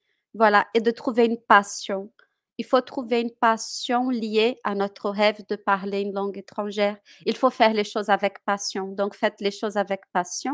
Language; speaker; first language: French; non-native, fluent; Portuguese